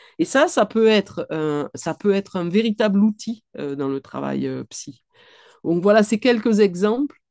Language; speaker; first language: French; native; French